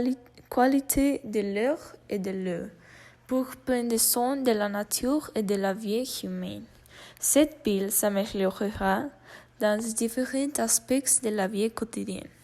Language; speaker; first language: French; non-native, learner; Spanish